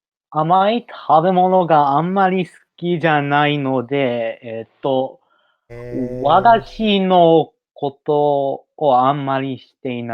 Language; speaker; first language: Japanese; non-native, learner; English